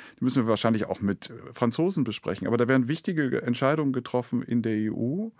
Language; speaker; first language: German; native; German